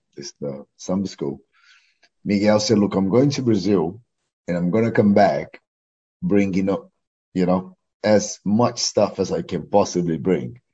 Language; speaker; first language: English; non-native, fluent; Portuguese